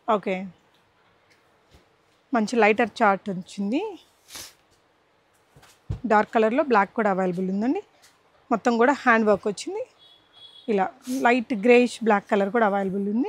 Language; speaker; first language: Telugu; native; Telugu